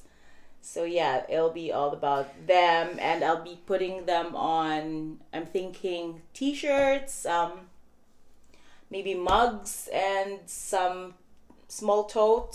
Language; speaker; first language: English; non-native, local second language; Cebuano